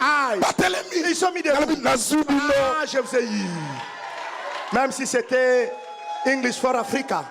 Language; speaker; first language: French; non-native, local second language; Lingala